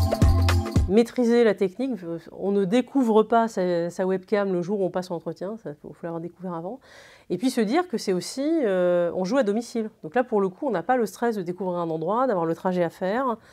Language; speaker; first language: French; native; French